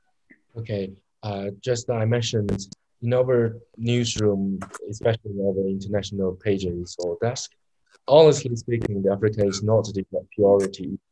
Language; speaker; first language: English; non-native, learner; Chinese